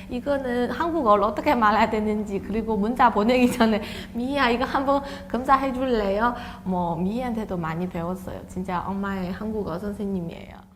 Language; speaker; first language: Korean; non-native, fluent; Chinese